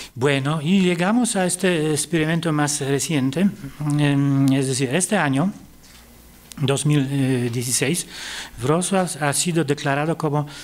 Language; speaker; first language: Spanish; non-native, fluent; Polish